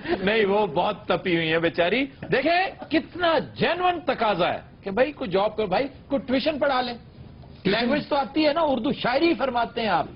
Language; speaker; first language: Urdu; non-native, local second language; Punjabi